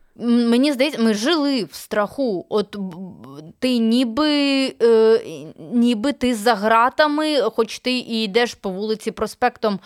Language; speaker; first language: Ukrainian; native; Ukrainian